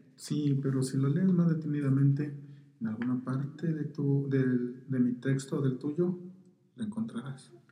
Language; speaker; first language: Spanish; native; Spanish